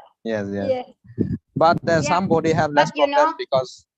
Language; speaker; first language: English; non-native, fluent; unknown